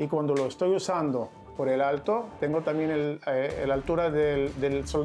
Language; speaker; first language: Spanish; non-native, learner; Hebrew